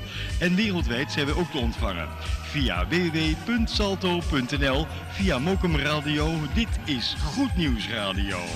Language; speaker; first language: Dutch; native; Dutch